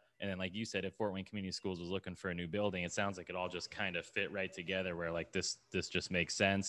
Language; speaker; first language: English; native; English